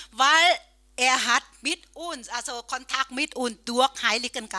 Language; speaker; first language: German; non-native, learner; Thai